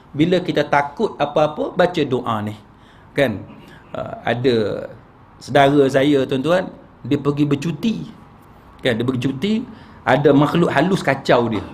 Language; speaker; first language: Malay; native; Malay